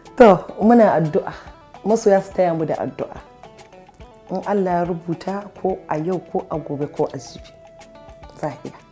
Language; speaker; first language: Hausa; non-native, local second language; Yoruba